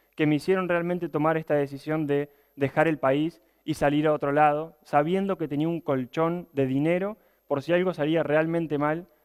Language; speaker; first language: Spanish; native; Spanish